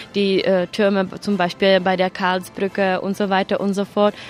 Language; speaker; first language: German; non-native, fluent; Czech